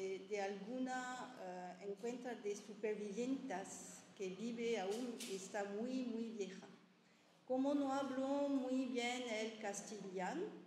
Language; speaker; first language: Spanish; early bilingual, heritage; French